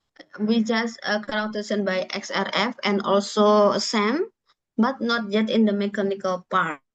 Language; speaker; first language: English; non-native, learner; Indonesian